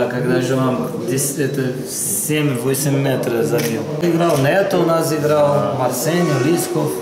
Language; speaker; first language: Russian; non-native, fluent; Portuguese